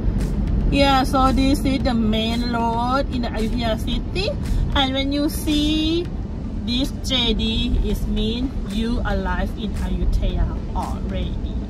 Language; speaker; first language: English; non-native, learner; Thai